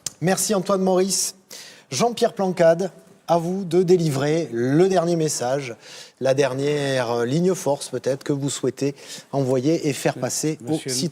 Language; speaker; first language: French; native; French